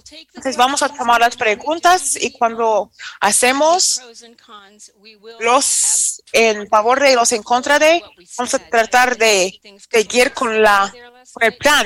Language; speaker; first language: Spanish; non-native, fluent; English